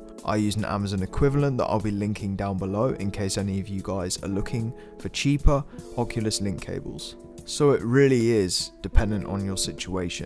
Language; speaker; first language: English; native; English